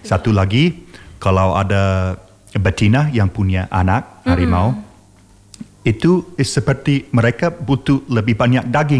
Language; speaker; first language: Indonesian; non-native, learner; English